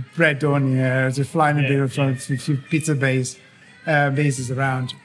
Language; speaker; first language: English; non-native, fluent; Italian